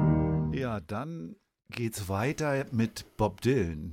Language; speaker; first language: German; native; German